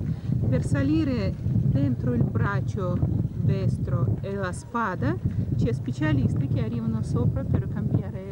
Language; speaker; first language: Italian; non-native, fluent; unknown